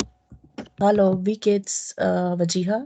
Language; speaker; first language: German; non-native, learner; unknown